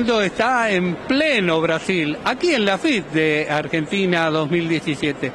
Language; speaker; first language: Spanish; native; Spanish